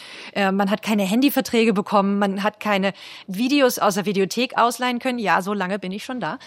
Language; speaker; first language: German; native; German